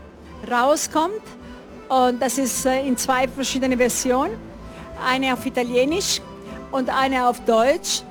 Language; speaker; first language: German; non-native, fluent; Italian